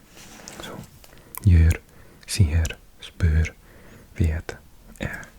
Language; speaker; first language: Norwegian; non-native, learner; English